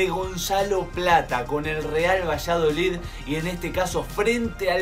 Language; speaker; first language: Spanish; native; Spanish